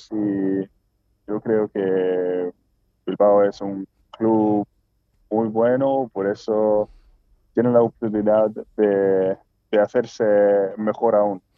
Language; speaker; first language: Spanish; non-native, fluent; Swedish